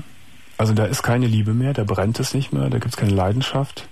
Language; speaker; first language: German; native; German